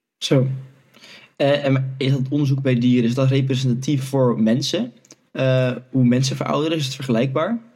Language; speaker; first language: Dutch; native; Dutch